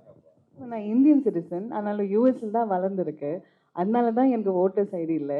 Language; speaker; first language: Tamil; early bilingual, heritage; Tamil